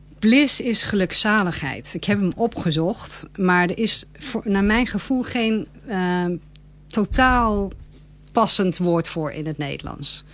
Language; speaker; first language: Dutch; early bilingual, heritage; Dutch